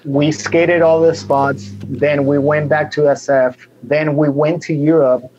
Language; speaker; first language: English; non-native, fluent; Spanish